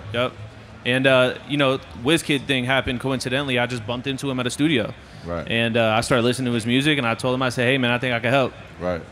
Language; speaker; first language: English; native; English